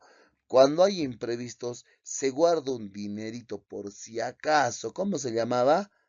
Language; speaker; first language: Spanish; native; Spanish